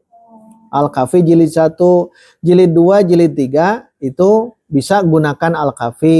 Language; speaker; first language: Arabic; non-native, local second language; Indonesian